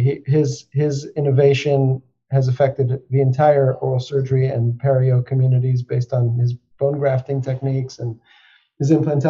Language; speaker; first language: English; native; English